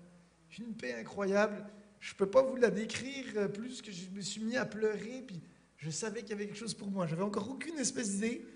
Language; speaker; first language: French; native; French